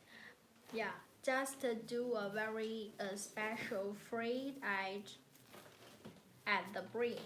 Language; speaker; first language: English; non-native, learner; Chinese